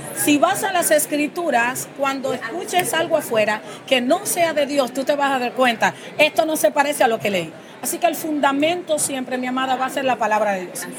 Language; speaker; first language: Spanish; early bilingual, heritage; Spanish